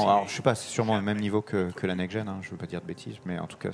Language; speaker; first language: French; native; French